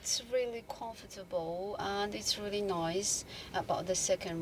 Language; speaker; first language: English; non-native, fluent; Chinese